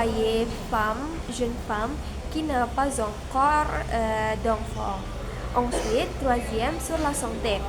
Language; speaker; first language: French; non-native, learner; Indonesian